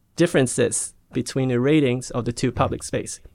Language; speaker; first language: English; non-native, local second language; Cantonese